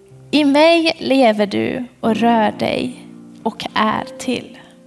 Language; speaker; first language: Swedish; non-native, fluent; Persian